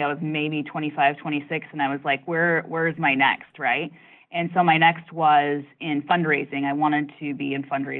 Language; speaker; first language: English; native; English